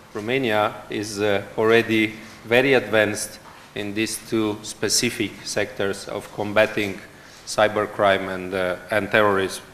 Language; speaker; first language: English; non-native, fluent; Romanian